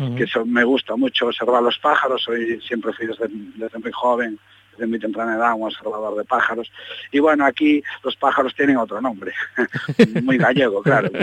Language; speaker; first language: Spanish; native; Spanish